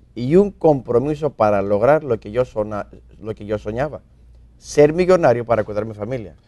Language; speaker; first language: Spanish; non-native, fluent; Greek